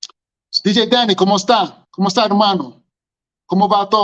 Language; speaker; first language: Spanish; non-native, learner; English